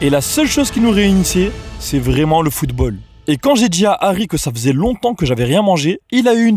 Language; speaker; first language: French; native; French